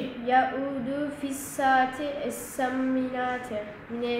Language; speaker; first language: Arabic; non-native, learner; Turkish